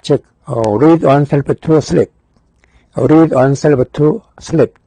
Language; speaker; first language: English; non-native, fluent; Korean